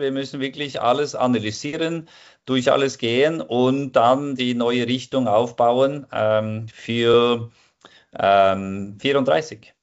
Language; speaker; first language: German; non-native, fluent; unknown